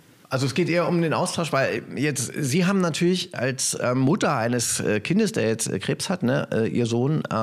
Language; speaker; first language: German; native; German